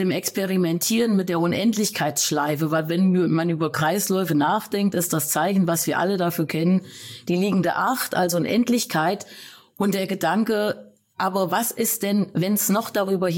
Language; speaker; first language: German; native; German